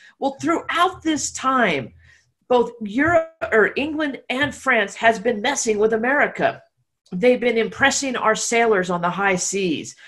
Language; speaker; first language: English; native; English